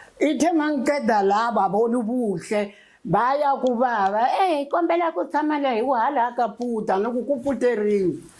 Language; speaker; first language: Zulu; native; Zulu